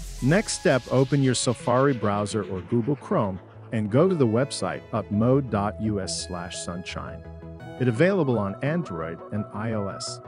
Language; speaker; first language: English; non-native, learner; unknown